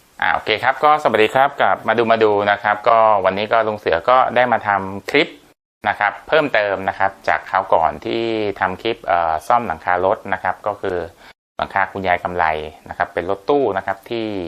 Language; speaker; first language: Thai; native; Thai